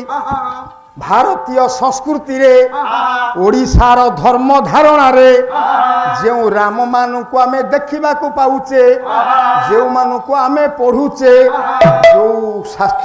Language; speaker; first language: Odia; native; Odia